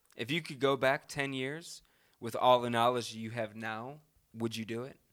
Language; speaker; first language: English; native; English